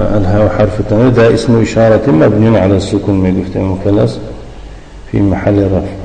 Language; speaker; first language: Arabic; non-native, fluent; Persian